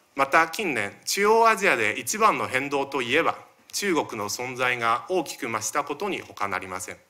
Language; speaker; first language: Japanese; early bilingual, other home language; Chinese